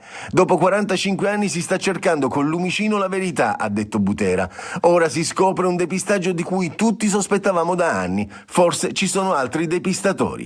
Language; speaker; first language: Italian; native; Italian